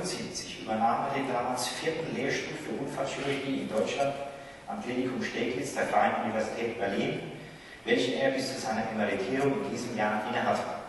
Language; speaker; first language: German; native; German